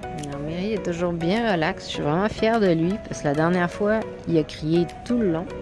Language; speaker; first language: French; native; French